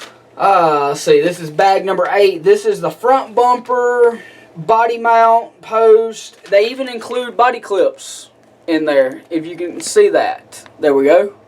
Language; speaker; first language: English; native; English